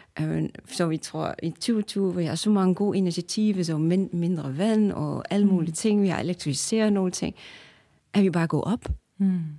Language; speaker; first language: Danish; non-native, fluent; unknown